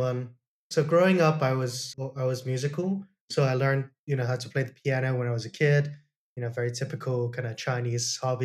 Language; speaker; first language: English; non-native, local second language; Cantonese